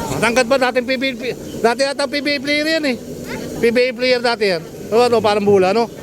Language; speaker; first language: Filipino; native; Filipino